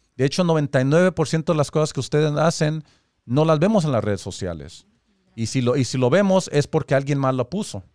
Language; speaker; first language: Spanish; early bilingual, heritage; Spanish